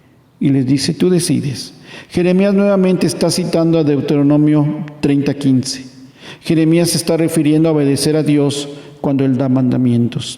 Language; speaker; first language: Spanish; native; Spanish